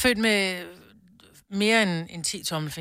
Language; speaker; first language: Danish; native; Danish